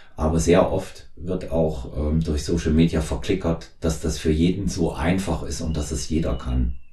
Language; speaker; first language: German; native; German